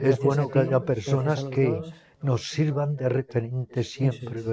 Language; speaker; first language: Spanish; native; Spanish